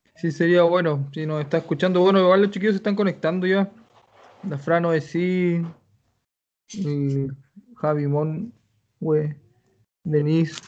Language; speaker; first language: Spanish; native; Spanish